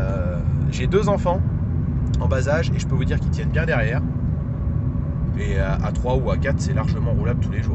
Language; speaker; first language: French; native; French